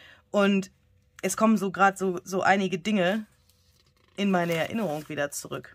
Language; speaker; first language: German; native; German